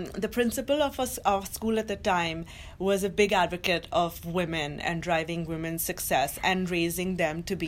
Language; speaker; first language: English; non-native, local second language; Hindi